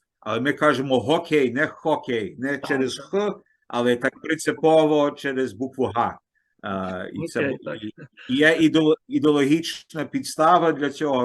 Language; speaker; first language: Ukrainian; early bilingual, heritage; Ukrainian